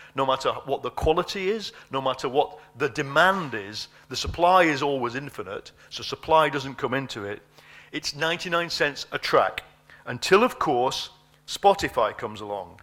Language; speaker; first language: English; native; English